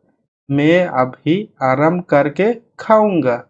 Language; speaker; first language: Hindi; non-native, learner; Bangla